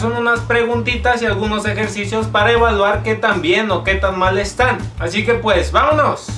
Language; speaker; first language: Spanish; native; Spanish